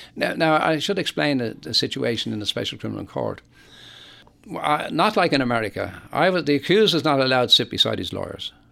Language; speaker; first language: English; native; English